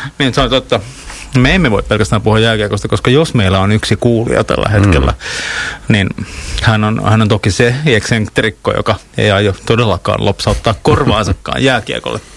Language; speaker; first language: Finnish; native; Finnish